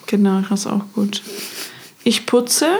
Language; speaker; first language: German; non-native, fluent; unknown